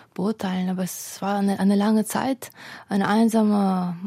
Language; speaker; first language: German; non-native, fluent; Russian